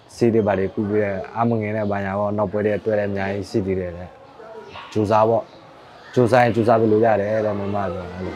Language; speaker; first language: Burmese; non-native, local second language; S'gaw Karen